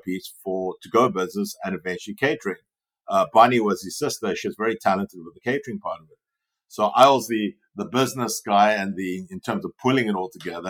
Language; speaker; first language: English; native; English